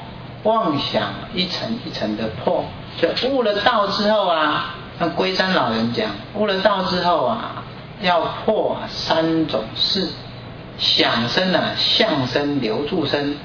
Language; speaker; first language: Chinese; native; Chinese